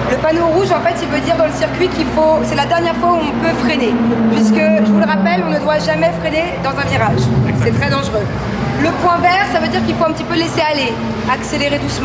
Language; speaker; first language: French; native; French